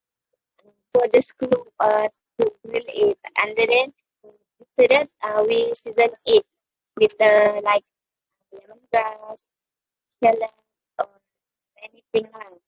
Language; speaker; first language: English; non-native, local second language; Malay